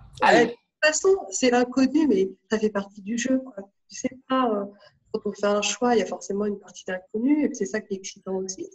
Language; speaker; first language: French; native; French